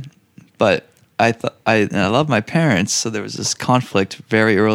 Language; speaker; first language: English; native; English